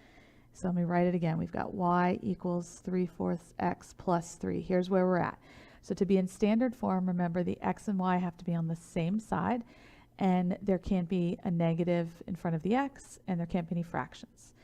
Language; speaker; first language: English; native; English